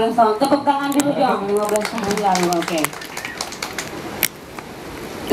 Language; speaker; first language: Indonesian; native; Indonesian